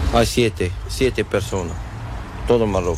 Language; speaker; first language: Spanish; non-native, learner; Arabic